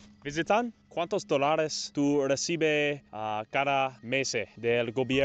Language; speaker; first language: Spanish; non-native, learner; English